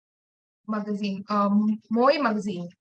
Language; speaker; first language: Russian; non-native, learner; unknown